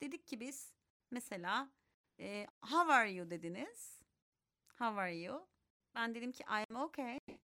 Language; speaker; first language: English; non-native, fluent; Turkish